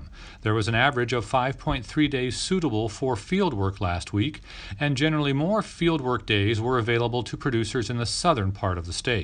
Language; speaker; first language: English; native; English